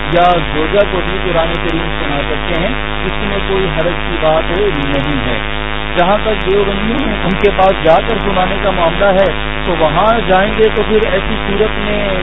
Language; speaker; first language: Urdu; native; Urdu